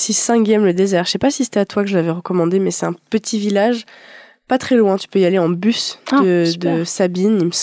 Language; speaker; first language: French; native; French